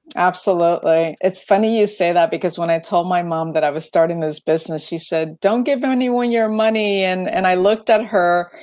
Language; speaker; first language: English; native; English